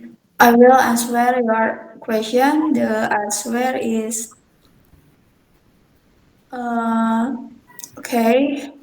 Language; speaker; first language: English; non-native, learner; Indonesian